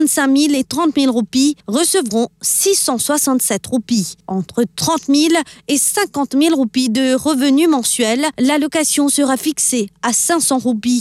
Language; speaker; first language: French; non-native, local second language; Morisyen